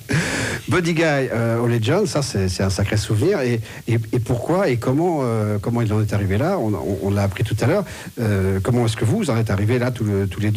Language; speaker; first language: French; native; French